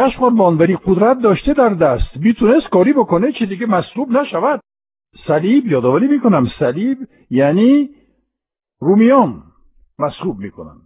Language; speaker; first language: Persian; non-native, fluent; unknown